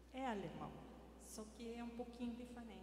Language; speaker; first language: Portuguese; non-native, fluent; German